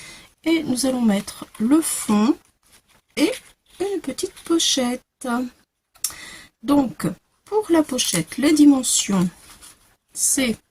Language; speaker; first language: French; native; French